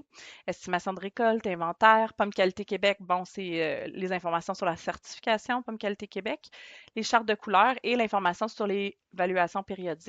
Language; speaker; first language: French; native; French